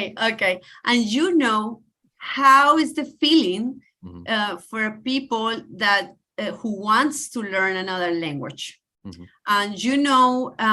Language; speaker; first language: English; non-native, learner; Spanish